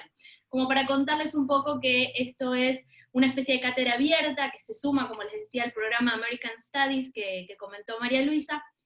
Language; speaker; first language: Spanish; native; Spanish